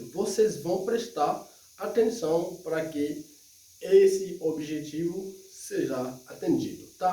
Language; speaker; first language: Portuguese; non-native, fluent; Haitian Creole